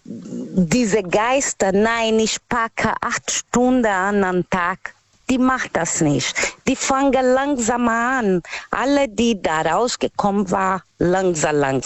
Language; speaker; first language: German; non-native, learner; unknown